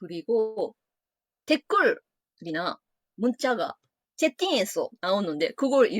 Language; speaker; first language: Korean; non-native, fluent; Japanese